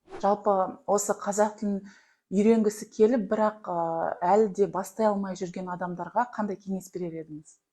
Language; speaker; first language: Kazakh; native; Kazakh